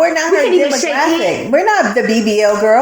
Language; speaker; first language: English; native; English